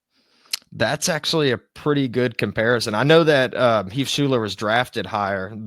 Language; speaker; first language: English; native; English